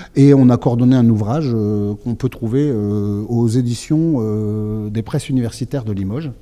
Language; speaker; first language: French; native; French